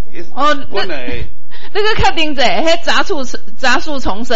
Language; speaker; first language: Chinese; non-native, local second language; Min Nan Chinese